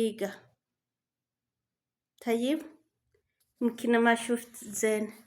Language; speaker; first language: Arabic; non-native, learner; Kinyarwanda